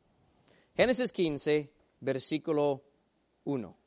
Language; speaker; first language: Spanish; native; Spanish